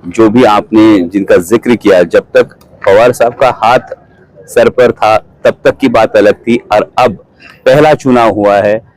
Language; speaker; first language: Hindi; non-native, local second language; Marathi